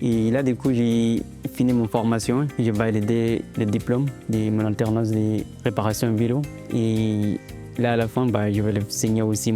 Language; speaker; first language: French; non-native, learner; Arabic